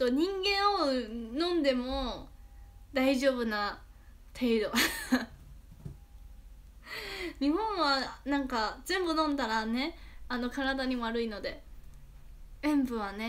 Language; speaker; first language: Japanese; non-native, fluent; Chinese